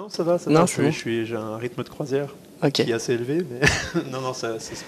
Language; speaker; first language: French; native; French